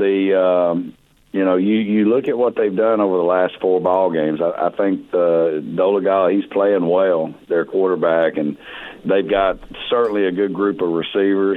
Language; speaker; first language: English; native; English